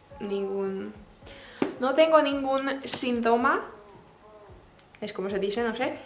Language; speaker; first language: Spanish; non-native, learner; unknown